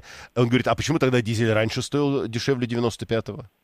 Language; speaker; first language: Russian; native; Russian